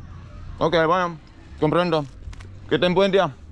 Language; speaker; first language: Spanish; non-native, learner; Finnish